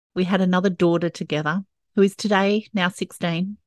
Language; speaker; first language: English; native; English